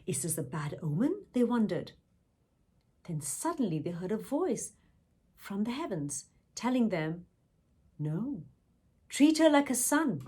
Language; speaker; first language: English; non-native, local second language; Tamil